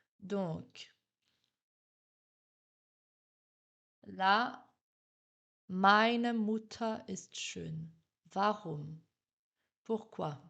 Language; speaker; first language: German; non-native, fluent; French